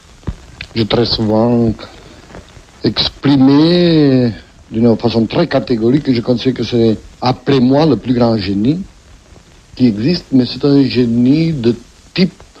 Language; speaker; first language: French; non-native, fluent; Catalan